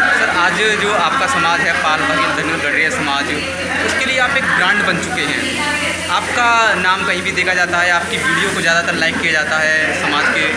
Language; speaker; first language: Hindi; native; Hindi